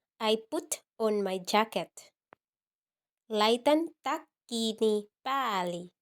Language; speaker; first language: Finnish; non-native, learner; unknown